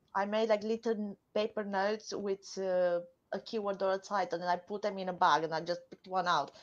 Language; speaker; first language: English; non-native, fluent; Romanian